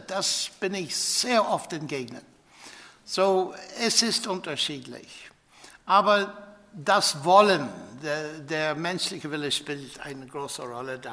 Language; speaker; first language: German; non-native, fluent; English